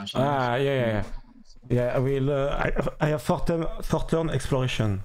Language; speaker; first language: English; non-native, learner; French